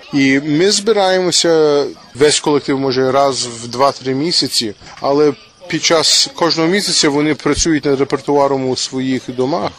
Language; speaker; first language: Ukrainian; native; Ukrainian